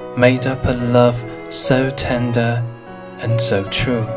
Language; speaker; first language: English; non-native, fluent; Chinese